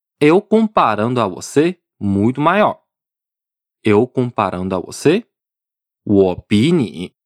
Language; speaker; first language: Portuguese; non-native, fluent; Chinese